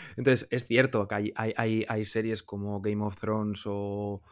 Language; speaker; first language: Spanish; native; Spanish